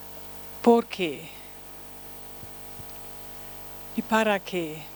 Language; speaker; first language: Spanish; non-native, learner; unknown